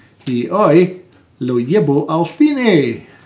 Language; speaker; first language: Spanish; non-native, learner; English